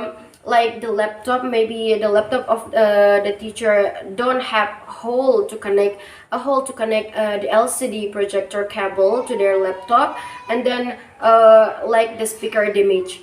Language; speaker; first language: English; non-native, learner; Indonesian